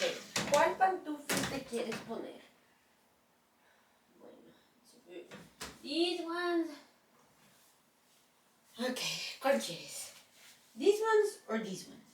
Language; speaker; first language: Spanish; early bilingual, heritage; Spanish